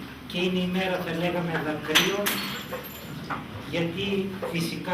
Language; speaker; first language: Greek; native; Greek